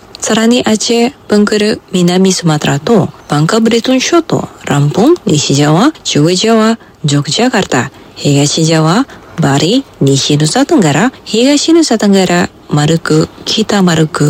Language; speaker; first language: Japanese; non-native, fluent; Indonesian